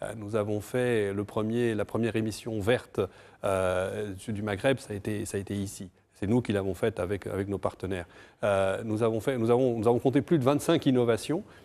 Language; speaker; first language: French; non-native, fluent; Portuguese